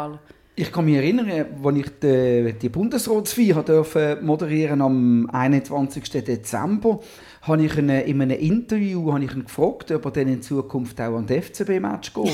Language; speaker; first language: German; native; German